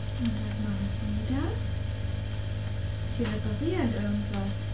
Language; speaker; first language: German; native; German